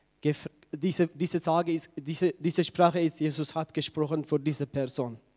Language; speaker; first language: German; non-native, learner; Tigrinya